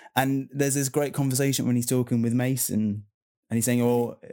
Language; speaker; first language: English; native; English